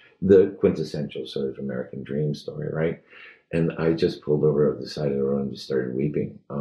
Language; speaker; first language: English; early bilingual, other home language; Spanish